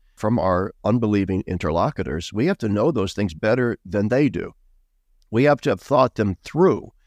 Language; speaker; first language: English; native; English